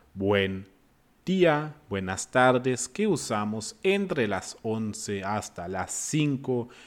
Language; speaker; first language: Spanish; non-native, fluent; German